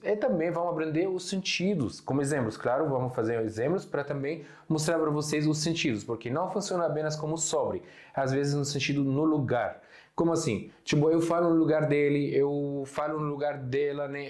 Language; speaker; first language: Portuguese; non-native, fluent; Arabic